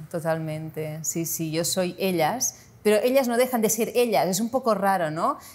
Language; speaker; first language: Spanish; non-native, local second language; Catalan